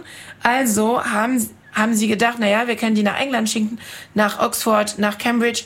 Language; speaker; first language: German; non-native, fluent; French